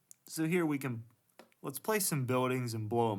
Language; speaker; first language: English; native; English